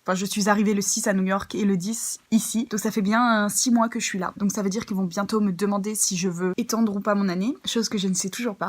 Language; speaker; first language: French; native; French